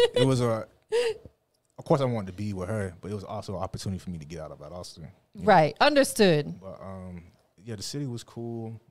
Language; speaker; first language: English; native; English